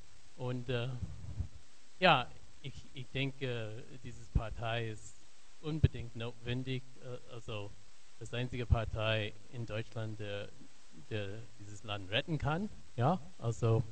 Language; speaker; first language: German; non-native, learner; English